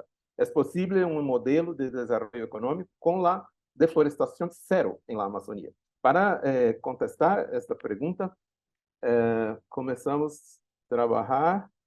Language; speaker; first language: Spanish; non-native, learner; Portuguese